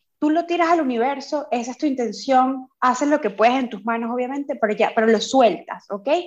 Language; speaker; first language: Spanish; native; Spanish